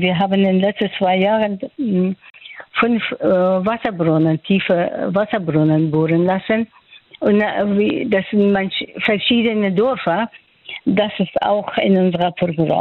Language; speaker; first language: German; non-native, fluent; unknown